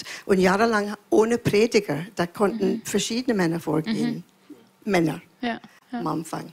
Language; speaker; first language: German; non-native, fluent; English